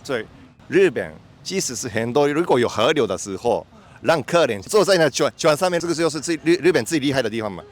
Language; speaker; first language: Chinese; non-native, fluent; Japanese